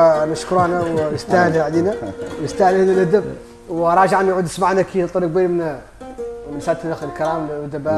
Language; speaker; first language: Arabic; native; Arabic